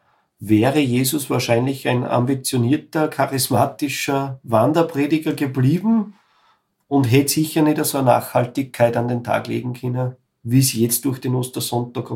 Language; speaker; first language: German; native; German